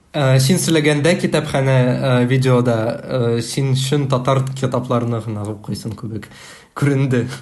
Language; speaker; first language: Tatar; non-native, learner; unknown